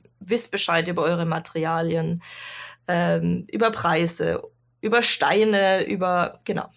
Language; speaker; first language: German; native; German